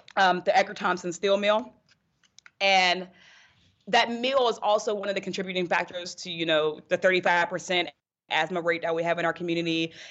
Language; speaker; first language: English; native; English